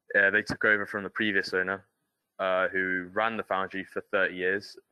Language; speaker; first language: English; native; English